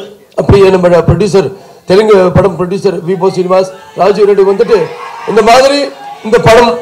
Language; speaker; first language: Tamil; non-native, local second language; Telugu